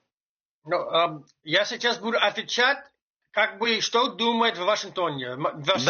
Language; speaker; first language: Russian; non-native, fluent; English